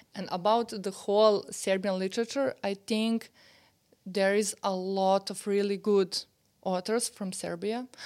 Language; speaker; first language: English; non-native, fluent; Serbian